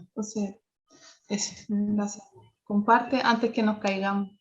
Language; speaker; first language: Spanish; native; Spanish